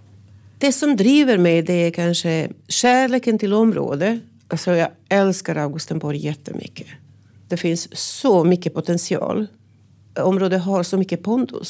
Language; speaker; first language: Swedish; non-native, fluent; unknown